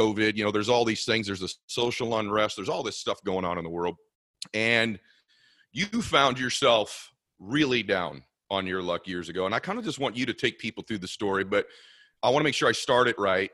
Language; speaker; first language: English; native; English